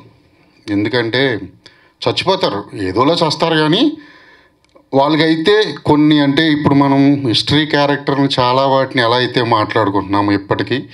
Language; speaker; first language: Telugu; native; Telugu